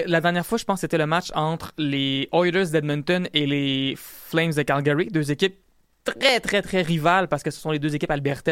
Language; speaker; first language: French; native; French